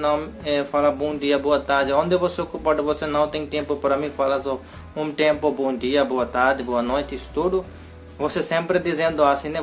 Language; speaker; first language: Portuguese; non-native, learner; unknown